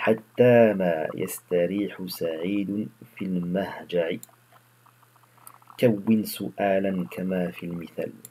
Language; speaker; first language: Arabic; non-native, fluent; French